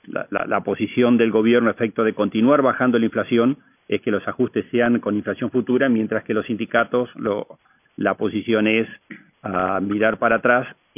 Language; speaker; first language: Spanish; native; Spanish